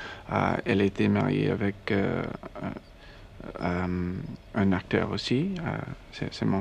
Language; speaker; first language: French; non-native, learner; English